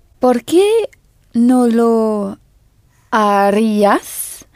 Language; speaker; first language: Spanish; non-native, learner; French